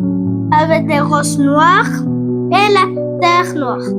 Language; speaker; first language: French; non-native, learner; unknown